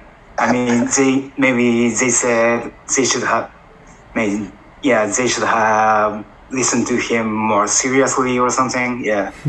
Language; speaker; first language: English; non-native, fluent; Japanese